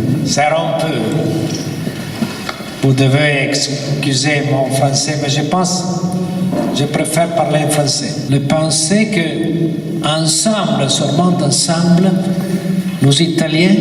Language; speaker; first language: French; non-native, learner; Italian